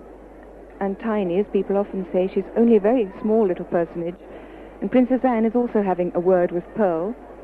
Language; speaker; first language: English; native; English